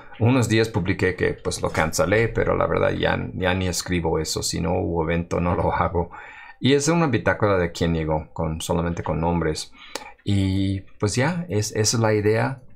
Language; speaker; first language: Spanish; non-native, fluent; English